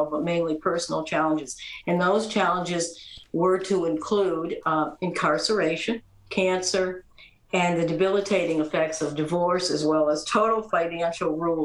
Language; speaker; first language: English; native; English